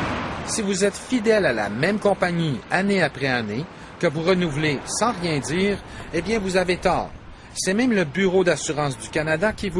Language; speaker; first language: French; native; French